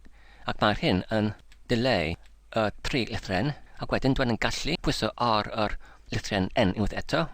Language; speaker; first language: Welsh; non-native, learner; English